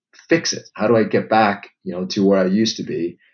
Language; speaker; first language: English; native; English